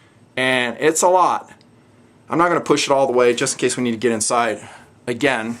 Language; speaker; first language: English; native; English